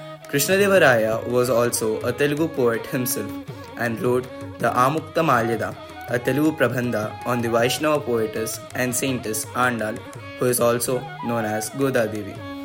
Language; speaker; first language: English; non-native, local second language; Telugu